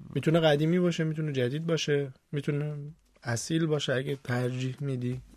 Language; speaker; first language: Persian; native; Persian